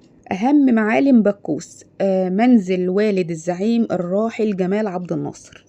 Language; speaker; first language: Arabic; native; Arabic